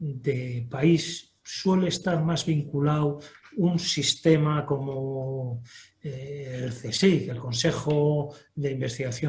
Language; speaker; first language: Spanish; native; Spanish